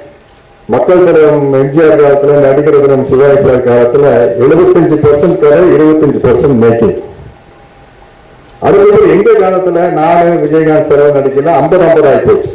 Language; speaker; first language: Tamil; native; Tamil